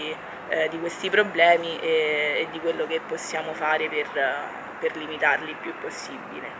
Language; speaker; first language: Italian; native; Italian